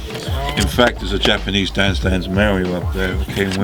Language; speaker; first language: English; non-native, fluent; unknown